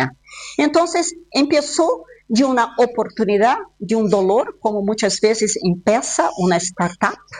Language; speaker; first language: Spanish; non-native, fluent; Portuguese